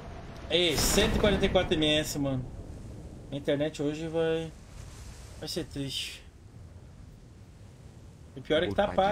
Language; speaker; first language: Portuguese; native; Portuguese